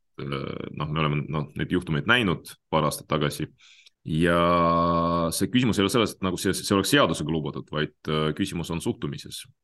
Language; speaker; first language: Estonian; non-native, local second language; Russian